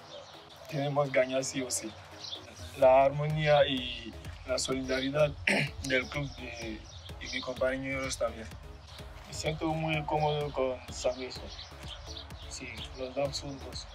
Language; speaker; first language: Spanish; non-native, learner; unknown